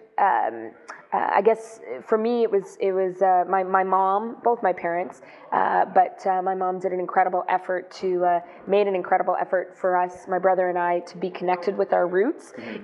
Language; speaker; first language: English; non-native, fluent; Greek